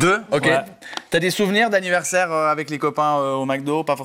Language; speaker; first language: French; native; French